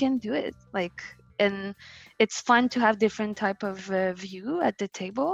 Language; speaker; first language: English; non-native, fluent; French